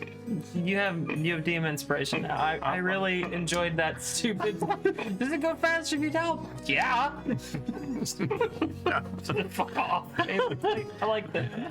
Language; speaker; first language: English; native; English